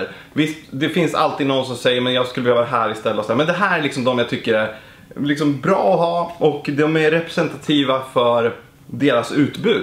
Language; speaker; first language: Swedish; native; Swedish